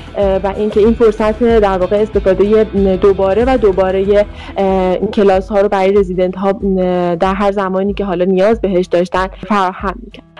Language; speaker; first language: Persian; native; Persian